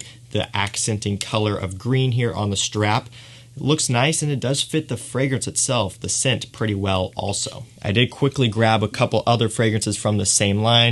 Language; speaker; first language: English; native; English